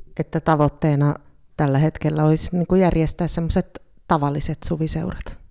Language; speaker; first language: Finnish; native; Finnish